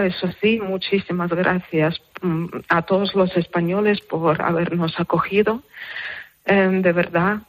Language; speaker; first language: Spanish; non-native, fluent; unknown